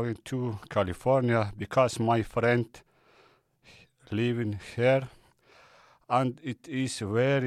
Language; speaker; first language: English; non-native, fluent; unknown